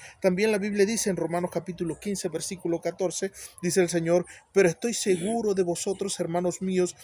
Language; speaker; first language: Spanish; native; Spanish